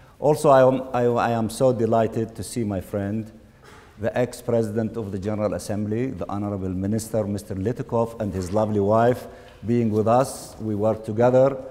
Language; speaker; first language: English; non-native, fluent; Arabic